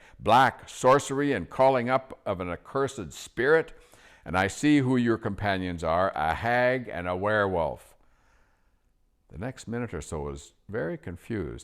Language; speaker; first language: English; native; English